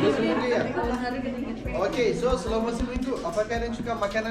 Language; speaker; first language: Indonesian; non-native, fluent; Turkish